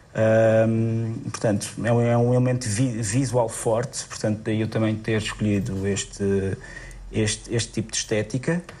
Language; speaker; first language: Portuguese; native; Portuguese